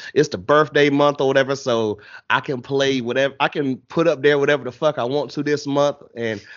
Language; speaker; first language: English; native; English